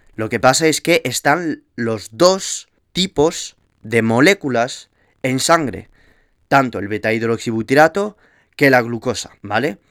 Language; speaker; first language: Spanish; early bilingual, heritage; Spanish